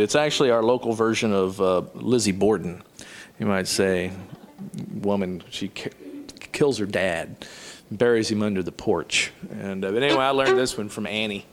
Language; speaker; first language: English; native; English